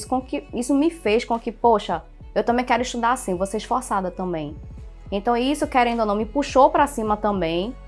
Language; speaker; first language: Portuguese; early bilingual, other home language; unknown